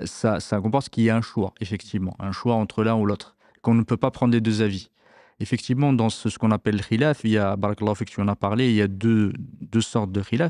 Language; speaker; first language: French; native; French